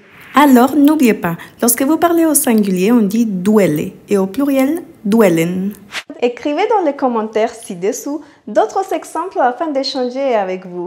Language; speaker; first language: French; non-native, fluent; Spanish